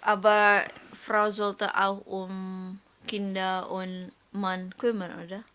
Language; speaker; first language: German; non-native, learner; Indonesian